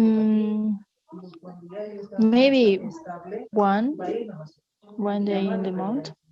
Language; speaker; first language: English; non-native, learner; Spanish